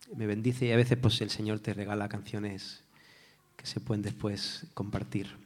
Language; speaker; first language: Spanish; native; Spanish